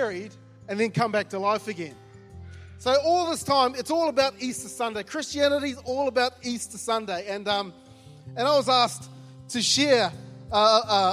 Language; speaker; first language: English; native; English